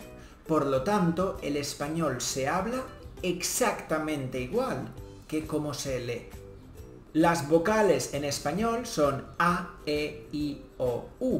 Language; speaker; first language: Spanish; native; Spanish